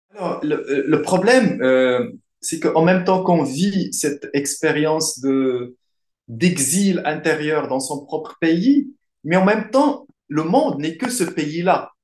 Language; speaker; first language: French; non-native, local second language; Arabic